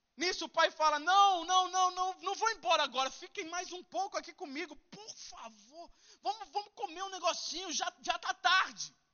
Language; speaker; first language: Portuguese; early bilingual, heritage; Portuguese